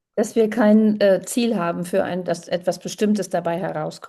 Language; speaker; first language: German; native; German